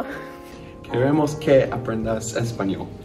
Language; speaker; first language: Spanish; non-native, learner; English